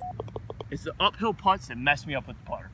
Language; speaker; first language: English; native; English